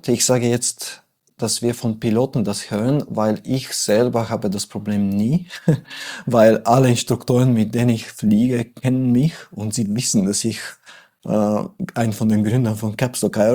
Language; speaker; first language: German; non-native, fluent; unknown